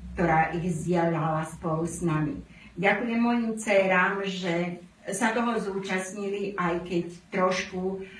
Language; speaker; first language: Slovak; non-native, local second language; Romany